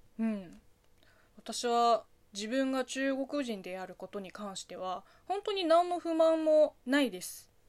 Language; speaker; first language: Japanese; non-native, fluent; Chinese